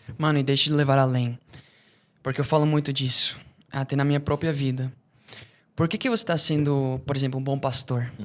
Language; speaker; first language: Portuguese; non-native, fluent; English